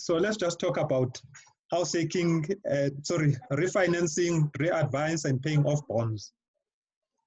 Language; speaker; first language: English; non-native, local second language; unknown